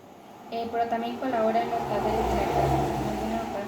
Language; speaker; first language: Spanish; native; Spanish